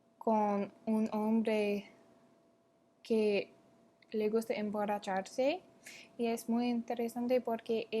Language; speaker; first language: Spanish; non-native, learner; English